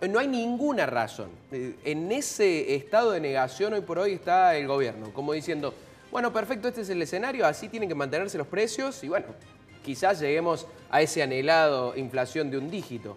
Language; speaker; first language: Spanish; native; Spanish